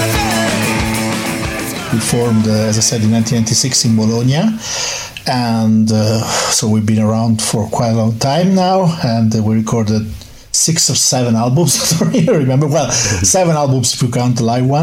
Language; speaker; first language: English; non-native, fluent; Italian